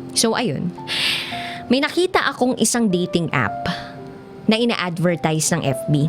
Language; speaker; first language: Filipino; native; Filipino